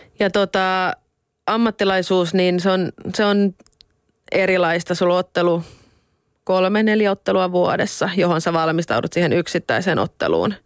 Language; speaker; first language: Finnish; non-native, local second language; Swedish